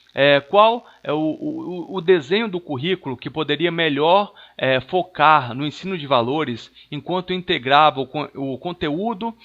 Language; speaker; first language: Portuguese; native; Portuguese